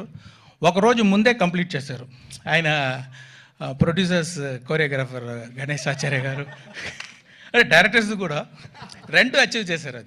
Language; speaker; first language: Telugu; non-native, fluent; Tamil